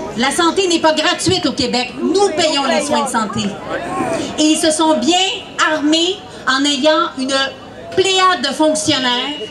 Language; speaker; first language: French; native; French